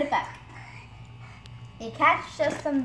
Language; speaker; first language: English; native; English